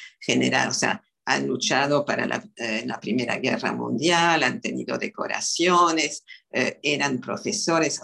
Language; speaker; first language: Spanish; non-native, fluent; French